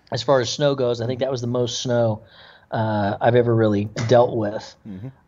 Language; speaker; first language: English; native; English